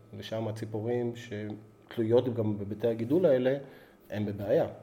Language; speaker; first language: Hebrew; native; Hebrew